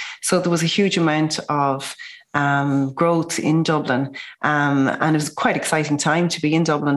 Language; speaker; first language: English; native; English